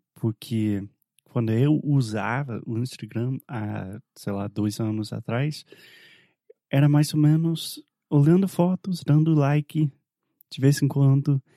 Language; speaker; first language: Portuguese; non-native, fluent; English